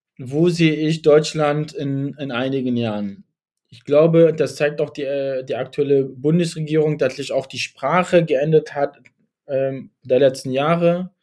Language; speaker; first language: German; early bilingual, other home language; Kurdish